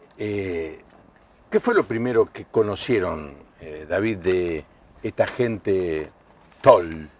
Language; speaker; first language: Spanish; native; Spanish